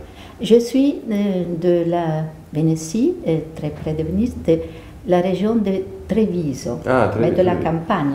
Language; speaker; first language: French; non-native, fluent; Italian